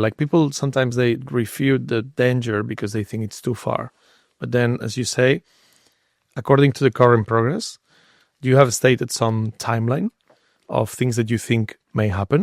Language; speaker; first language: English; non-native, fluent; Spanish